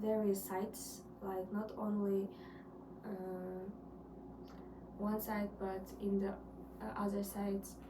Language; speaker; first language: English; non-native, learner; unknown